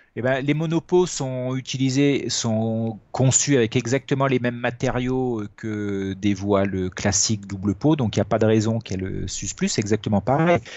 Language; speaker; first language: French; native; French